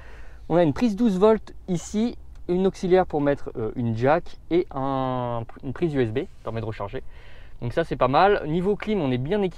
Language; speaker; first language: French; native; French